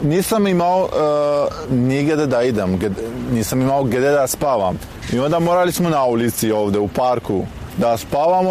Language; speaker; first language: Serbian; non-native, learner; Persian